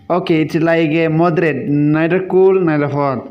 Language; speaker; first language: English; non-native, local second language; Assamese